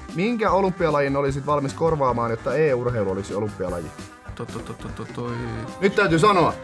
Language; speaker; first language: Finnish; native; Finnish